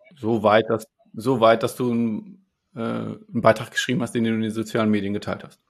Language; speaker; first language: German; native; German